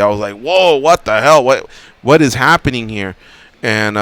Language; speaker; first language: English; native; English